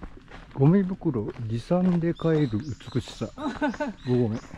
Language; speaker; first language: Japanese; native; Japanese